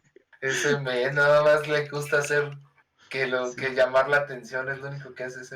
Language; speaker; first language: Spanish; native; Spanish